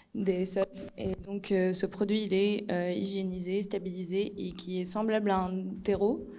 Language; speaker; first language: French; non-native, local second language; Arabic